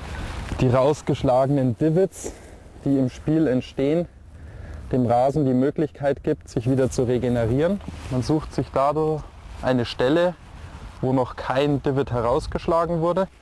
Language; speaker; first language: German; native; German